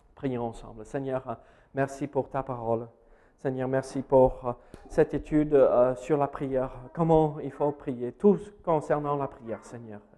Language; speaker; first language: French; non-native, fluent; English